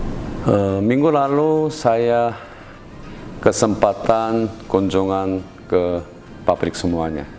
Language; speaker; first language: Indonesian; non-native, learner; Korean